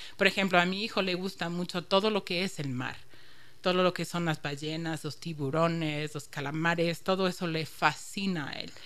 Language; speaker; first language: Spanish; non-native, fluent; English